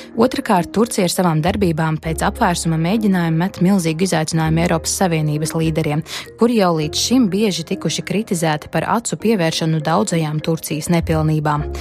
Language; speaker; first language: Latvian; native; Latvian